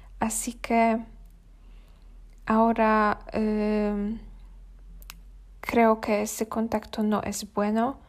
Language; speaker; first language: Spanish; non-native, learner; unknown